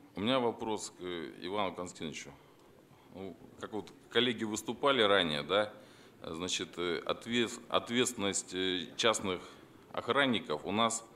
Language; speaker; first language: Russian; native; Russian